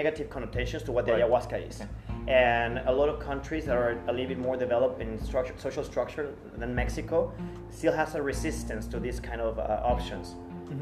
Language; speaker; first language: English; non-native, fluent; Spanish